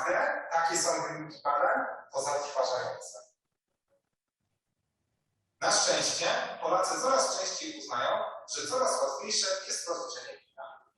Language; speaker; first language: Polish; native; Polish